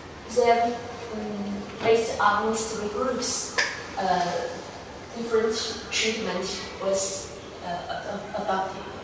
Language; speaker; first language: English; non-native, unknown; Chinese